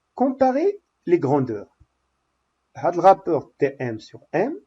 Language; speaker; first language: French; non-native, local second language; Arabic